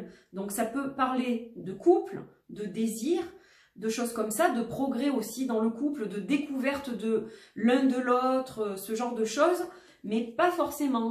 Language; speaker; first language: French; native; French